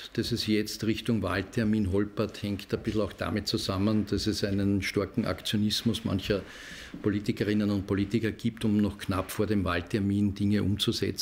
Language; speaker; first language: German; native; German